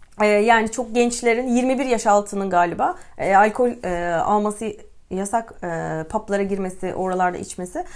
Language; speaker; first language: Turkish; native; Turkish